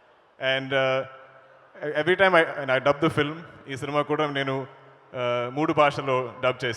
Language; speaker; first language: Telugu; non-native, learner; Malayalam